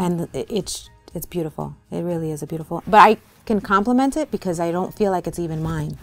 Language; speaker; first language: English; early bilingual, other home language; Spanish